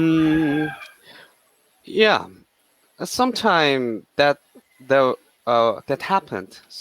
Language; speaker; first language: English; non-native, learner; Korean